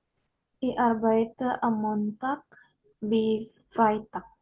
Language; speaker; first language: German; non-native, learner; Indonesian